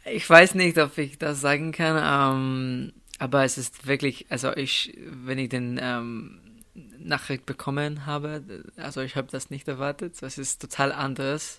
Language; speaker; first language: German; non-native, fluent; Slovenian